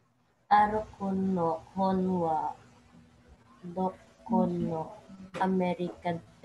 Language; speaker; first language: Japanese; non-native, learner; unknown